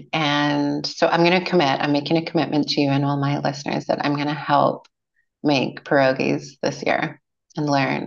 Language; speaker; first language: English; native; English